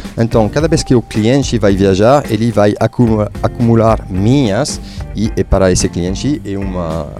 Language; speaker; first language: Portuguese; non-native, fluent; French